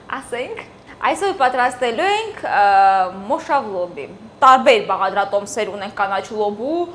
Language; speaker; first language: Armenian; native; Armenian